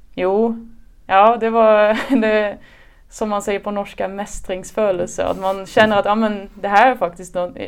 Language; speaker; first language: Swedish; non-native, fluent; Dutch